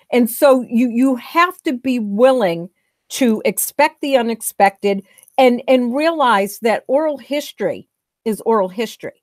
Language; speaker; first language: English; native; English